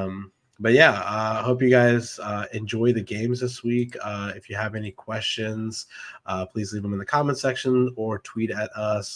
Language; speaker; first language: English; native; English